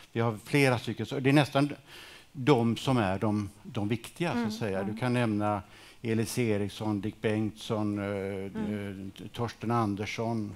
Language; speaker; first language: Swedish; native; Swedish